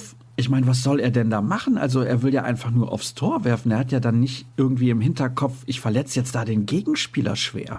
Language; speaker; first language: German; native; German